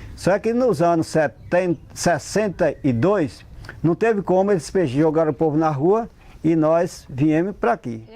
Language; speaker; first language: Portuguese; native; Portuguese